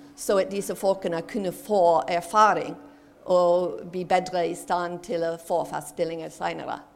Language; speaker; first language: Norwegian; non-native, fluent; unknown